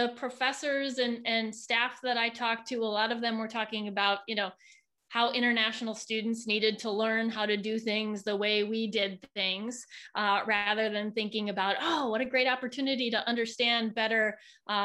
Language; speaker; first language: English; native; English